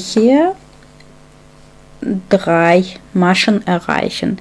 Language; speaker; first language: German; non-native, fluent; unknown